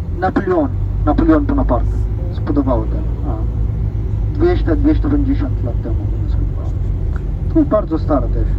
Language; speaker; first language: Polish; non-native, learner; Arabic